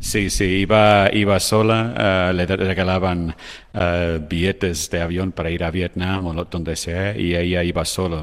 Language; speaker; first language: Spanish; non-native, fluent; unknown